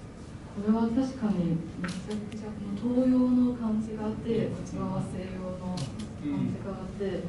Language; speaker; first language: Japanese; non-native, fluent; Chinese